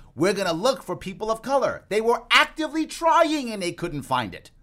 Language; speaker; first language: English; native; English